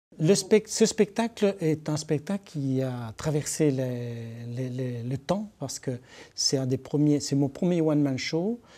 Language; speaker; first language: French; early bilingual, other home language; Spanish